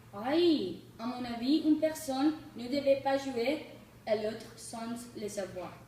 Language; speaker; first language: French; non-native, learner; Spanish